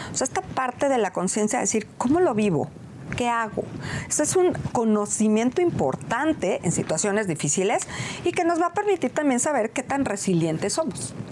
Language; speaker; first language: Spanish; native; Spanish